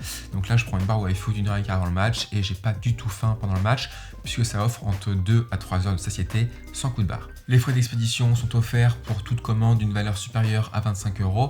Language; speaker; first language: French; native; French